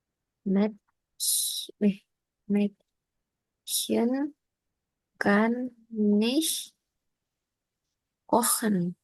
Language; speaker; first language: German; non-native, learner; Indonesian